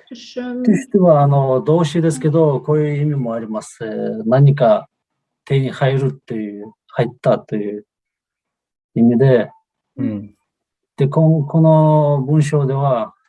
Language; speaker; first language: Japanese; non-native, fluent; Kyrgyz